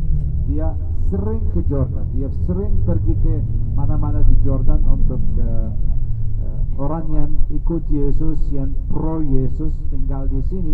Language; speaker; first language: Indonesian; non-native, fluent; Arabic